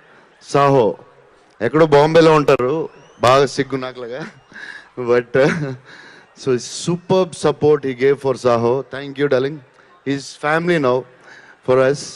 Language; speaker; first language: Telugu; native; Telugu